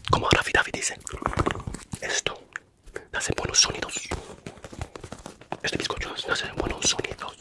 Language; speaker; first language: Spanish; non-native, fluent; English